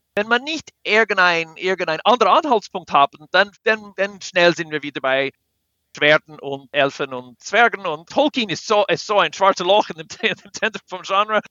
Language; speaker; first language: German; non-native, fluent; English